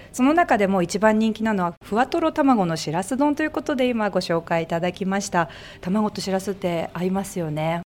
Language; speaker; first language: Japanese; native; Japanese